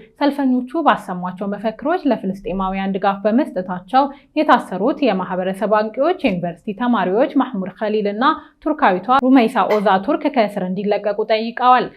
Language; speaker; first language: Amharic; native; Amharic